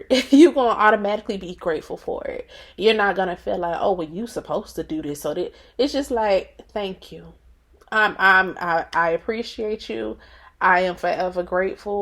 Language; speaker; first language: English; native; English